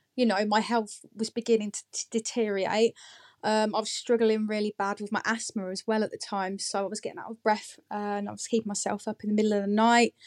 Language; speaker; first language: English; native; English